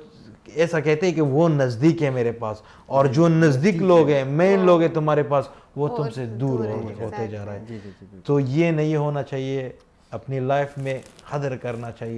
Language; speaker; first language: Hindi; non-native, fluent; Pashto